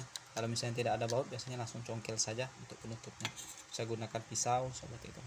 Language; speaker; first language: Indonesian; native; Indonesian